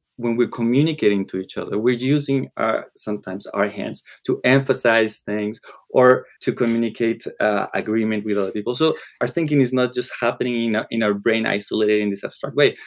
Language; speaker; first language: English; non-native, fluent; Spanish